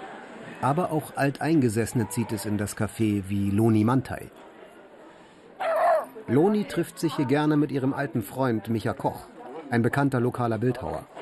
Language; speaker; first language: German; native; German